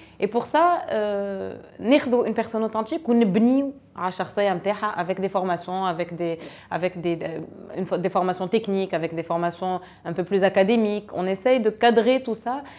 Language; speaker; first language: French; non-native, local second language; Arabic